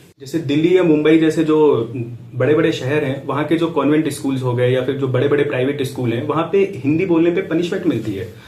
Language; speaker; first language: Hindi; native; Hindi